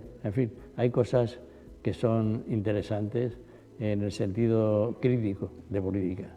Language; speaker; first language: Spanish; native; Spanish